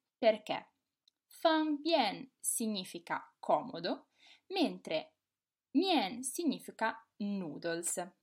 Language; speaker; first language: Italian; native; Italian